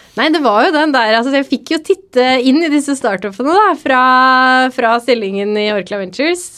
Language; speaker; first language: Norwegian; native; Norwegian